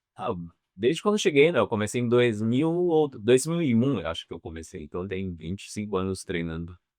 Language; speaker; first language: Portuguese; non-native, fluent; Chinese